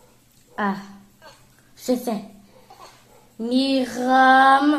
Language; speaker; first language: French; native; French